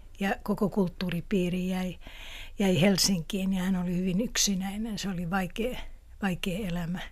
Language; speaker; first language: Finnish; non-native, local second language; Swedish